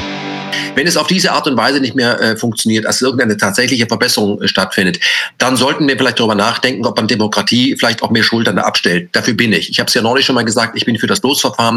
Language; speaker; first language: German; native; German